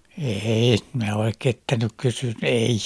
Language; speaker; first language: Finnish; non-native, local second language; Swedish